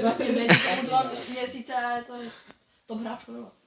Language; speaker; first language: Czech; native; Czech